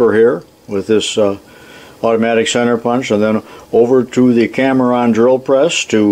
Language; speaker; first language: English; native; English